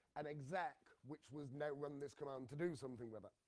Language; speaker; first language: English; native; English